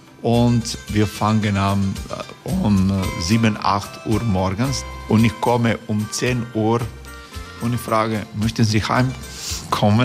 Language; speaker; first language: German; non-native, learner; Croatian